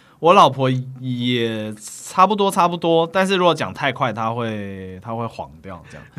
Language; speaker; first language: Chinese; native; Chinese